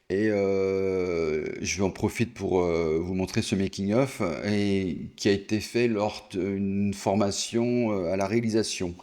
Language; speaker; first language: French; native; French